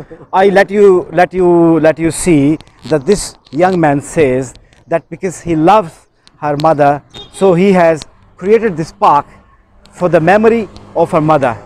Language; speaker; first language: English; non-native, local second language; Urdu